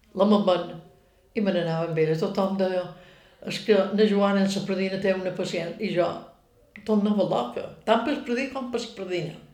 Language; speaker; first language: Catalan; native; Catalan